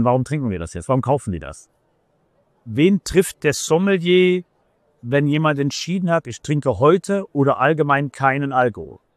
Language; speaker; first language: German; native; German